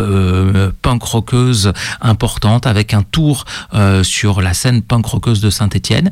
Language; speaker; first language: French; native; French